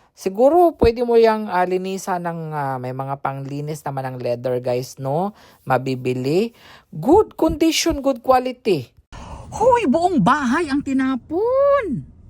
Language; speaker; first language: Filipino; non-native, local second language; Cebuano